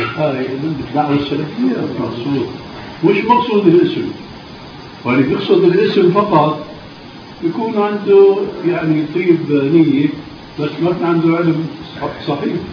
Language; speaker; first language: Arabic; early bilingual, other home language; Albanian